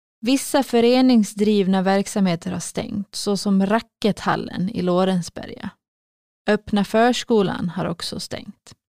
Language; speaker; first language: Swedish; native; Swedish